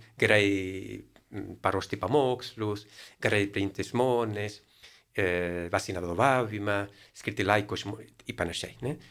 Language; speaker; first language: Lithuanian; non-native, fluent; Spanish